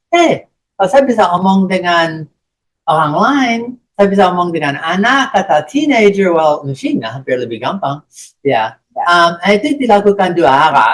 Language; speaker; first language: Indonesian; non-native, fluent; English